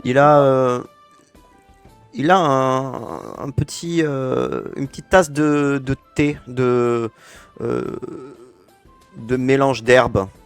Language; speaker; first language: French; native; French